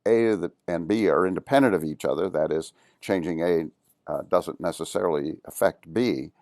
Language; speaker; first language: English; native; English